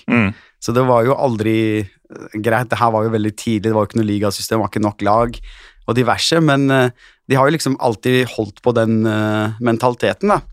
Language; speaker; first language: Norwegian; early bilingual, other home language; Turkish